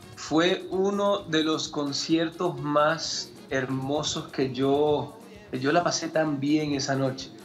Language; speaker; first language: Spanish; early bilingual, heritage; Spanish